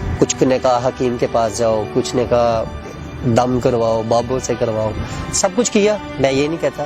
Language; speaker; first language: Urdu; non-native, local second language; Punjabi